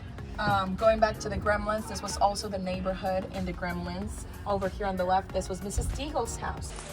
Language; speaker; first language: English; native; English